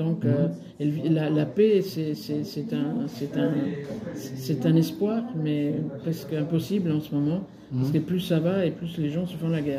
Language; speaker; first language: French; early bilingual, other home language; Spanish